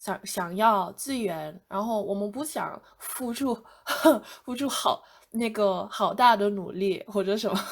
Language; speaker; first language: Chinese; non-native, fluent; English